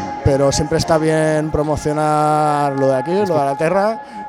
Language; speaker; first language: Spanish; native; Spanish